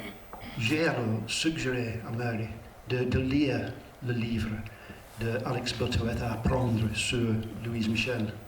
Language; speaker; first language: French; non-native, learner; English